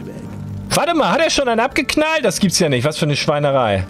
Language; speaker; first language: German; native; German